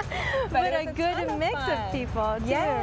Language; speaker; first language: English; native; English